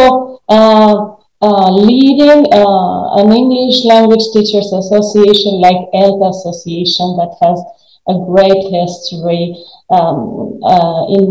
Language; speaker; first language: English; non-native, fluent; Albanian